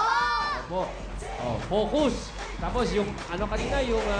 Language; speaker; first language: Filipino; native; Filipino